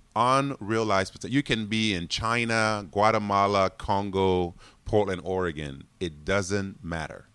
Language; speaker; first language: English; non-native, fluent; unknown